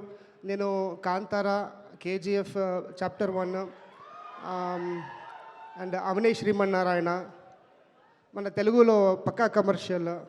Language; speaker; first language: Telugu; non-native, learner; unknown